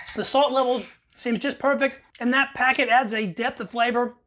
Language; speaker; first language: English; native; English